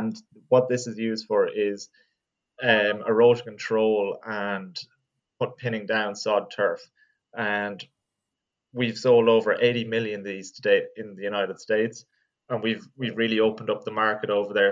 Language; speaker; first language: English; native; English